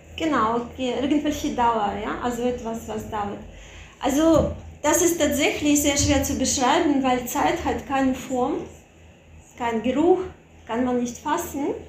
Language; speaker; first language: German; non-native, fluent; Russian